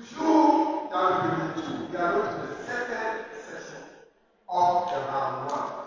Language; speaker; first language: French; non-native, fluent; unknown